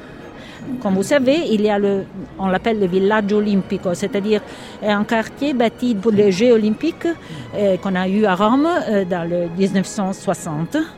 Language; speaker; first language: French; non-native, fluent; Italian